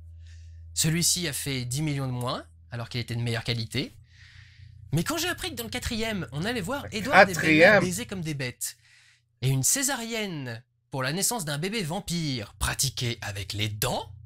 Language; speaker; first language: French; native; French